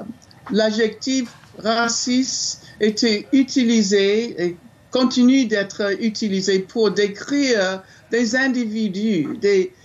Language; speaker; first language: French; non-native, fluent; English